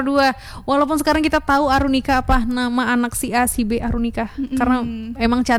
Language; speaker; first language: Indonesian; non-native, local second language; Minangkabau